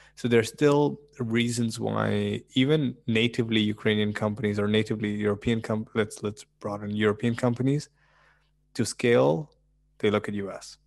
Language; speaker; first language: English; early bilingual, other home language; Russian